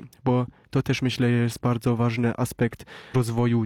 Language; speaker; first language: Polish; early bilingual, heritage; Polish